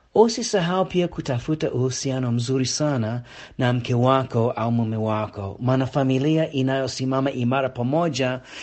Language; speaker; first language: Swahili; non-native, fluent; English